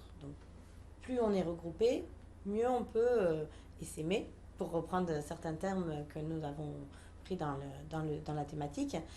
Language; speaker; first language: French; native; French